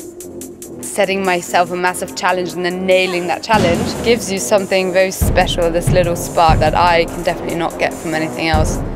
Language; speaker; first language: English; non-native, fluent; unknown